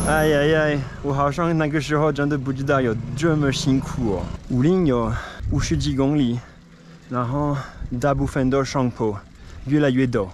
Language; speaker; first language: Chinese; non-native, fluent; French